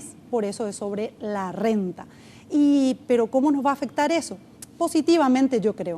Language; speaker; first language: Spanish; native; Spanish